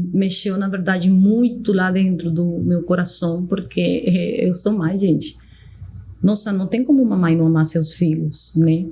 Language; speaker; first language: Portuguese; non-native, fluent; Spanish